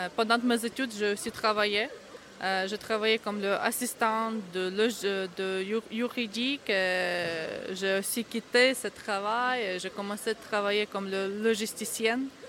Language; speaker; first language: French; non-native, learner; Ukrainian